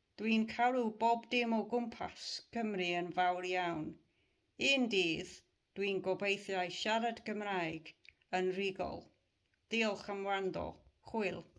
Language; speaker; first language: Welsh; non-native, local second language; English